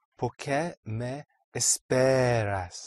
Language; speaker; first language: Spanish; non-native, learner; English